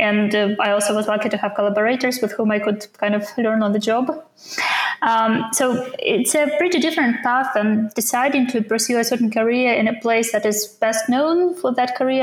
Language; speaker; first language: English; non-native, fluent; Ukrainian